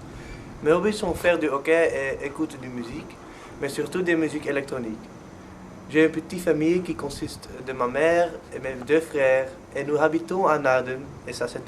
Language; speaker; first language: French; non-native, learner; Dutch